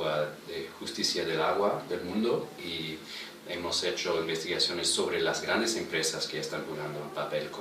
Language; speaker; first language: Spanish; non-native, fluent; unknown